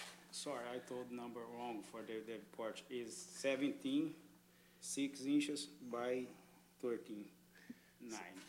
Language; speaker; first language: English; non-native, learner; Portuguese